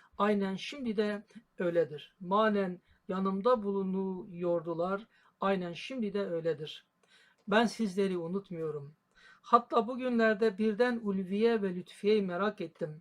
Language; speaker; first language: Turkish; native; Turkish